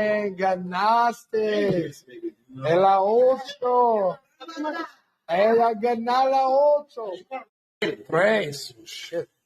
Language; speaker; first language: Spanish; non-native, learner; English